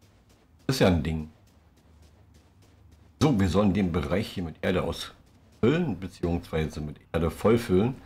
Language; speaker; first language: German; native; German